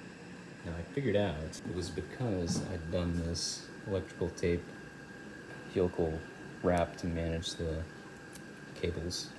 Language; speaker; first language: English; native; English